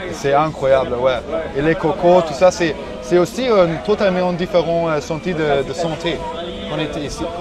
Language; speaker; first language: French; non-native, learner; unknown